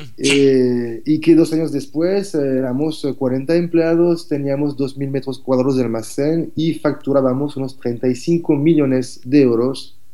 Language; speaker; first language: Spanish; non-native, fluent; French